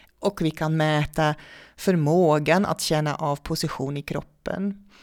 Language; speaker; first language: Swedish; non-native, fluent; Dutch